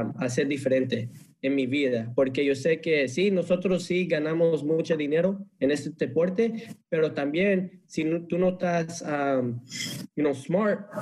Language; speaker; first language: Spanish; early bilingual, heritage; English